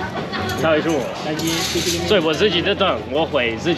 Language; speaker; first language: Chinese; non-native, learner; English